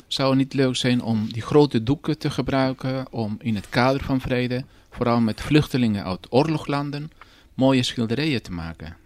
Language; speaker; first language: Dutch; non-native, fluent; Spanish